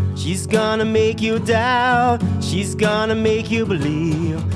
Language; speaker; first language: English; non-native, fluent; Dutch